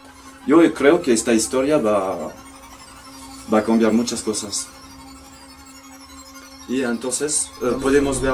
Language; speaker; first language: Spanish; non-native, fluent; French